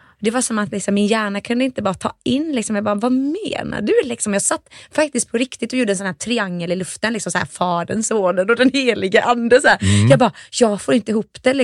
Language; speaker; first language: Swedish; early bilingual, other home language; Finnish